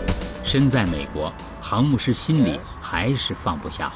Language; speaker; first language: Chinese; native; Chinese